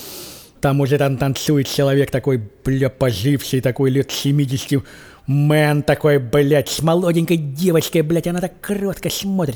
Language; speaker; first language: Russian; native; Russian